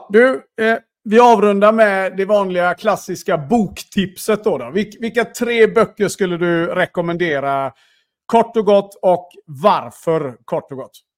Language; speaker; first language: Swedish; native; Swedish